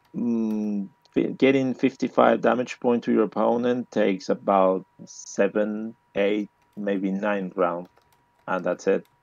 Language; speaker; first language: English; non-native, learner; Spanish